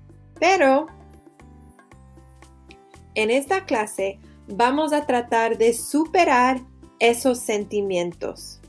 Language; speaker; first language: Spanish; non-native, fluent; English